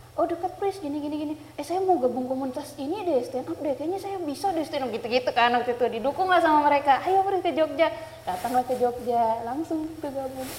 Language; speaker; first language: Indonesian; native; Indonesian